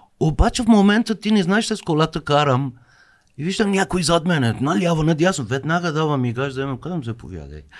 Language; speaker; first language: Bulgarian; non-native, fluent; Persian